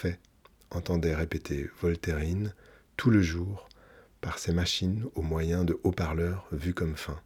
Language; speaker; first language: French; native; French